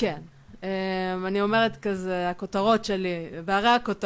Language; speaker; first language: Hebrew; native; Hebrew